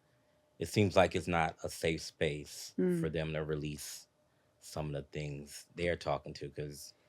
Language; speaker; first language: English; native; English